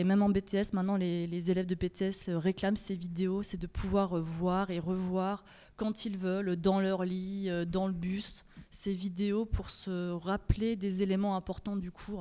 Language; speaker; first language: French; native; French